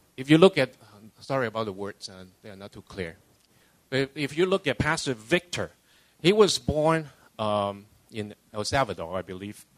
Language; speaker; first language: English; non-native, local second language; Cantonese